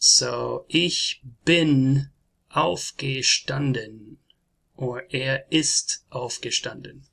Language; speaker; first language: German; non-native, learner; English